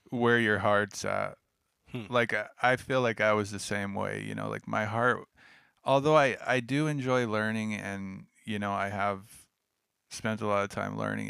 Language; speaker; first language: English; native; English